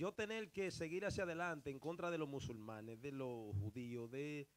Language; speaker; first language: Spanish; early bilingual, heritage; Spanish